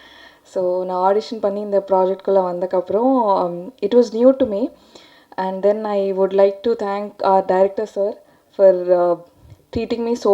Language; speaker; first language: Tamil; non-native, learner; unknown